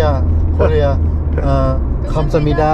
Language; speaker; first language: Korean; non-native, learner; English